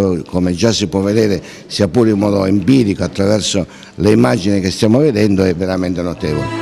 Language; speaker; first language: Italian; native; Italian